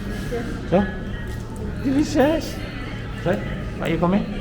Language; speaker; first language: English; non-native, local second language; Malay